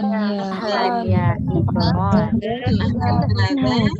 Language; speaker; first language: Arabic; non-native, learner; Indonesian